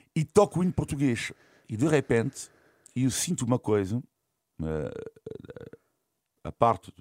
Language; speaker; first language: Portuguese; non-native, fluent; French